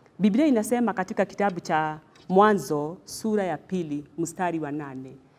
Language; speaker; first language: Swahili; non-native, local second language; Kikuyu